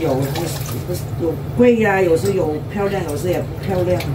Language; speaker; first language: Chinese; non-native, local second language; Cantonese